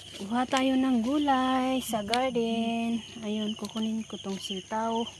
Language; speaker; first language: Filipino; non-native, local second language; Cebuano